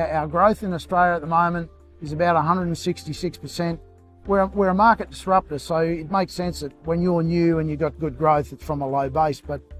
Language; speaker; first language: English; native; English